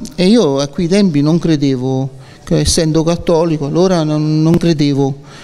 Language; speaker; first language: Italian; early bilingual, other home language; English